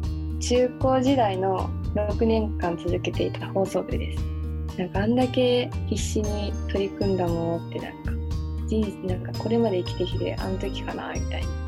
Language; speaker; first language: Japanese; native; Japanese